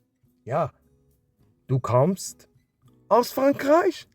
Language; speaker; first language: German; non-native, learner; English